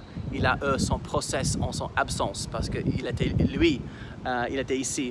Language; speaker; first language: French; non-native, fluent; English